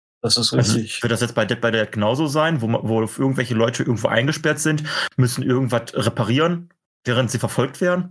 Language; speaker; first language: German; native; German